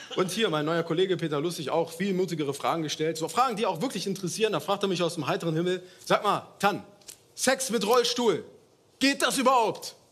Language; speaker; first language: German; early bilingual, other home language; Turkish